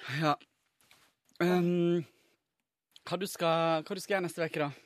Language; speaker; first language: Norwegian; native; Norwegian